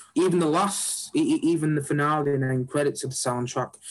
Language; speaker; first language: English; native; English